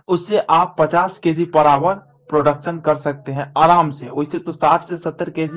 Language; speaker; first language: Hindi; native; Hindi